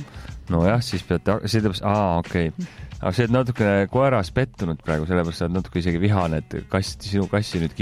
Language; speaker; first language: Estonian; native; Estonian